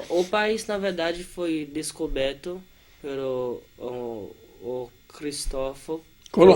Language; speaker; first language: Portuguese; non-native, fluent; Haitian Creole